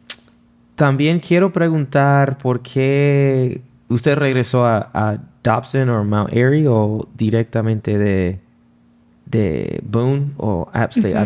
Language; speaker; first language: Spanish; non-native, fluent; English